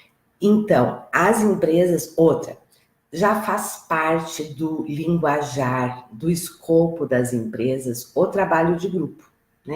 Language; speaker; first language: Portuguese; native; Portuguese